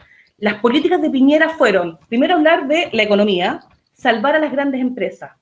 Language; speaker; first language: Spanish; native; Spanish